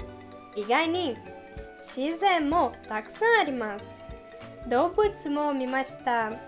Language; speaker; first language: Japanese; non-native, learner; Portuguese